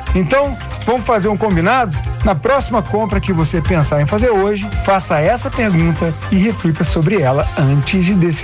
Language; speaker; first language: Portuguese; native; Portuguese